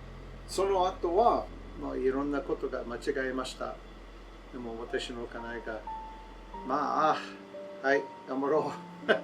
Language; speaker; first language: Japanese; non-native, learner; English